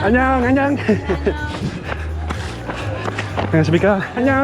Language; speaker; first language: Korean; non-native, learner; Dutch